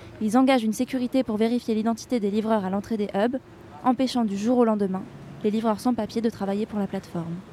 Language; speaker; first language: French; native; French